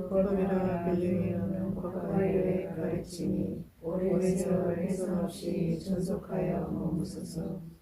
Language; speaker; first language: Korean; native; Korean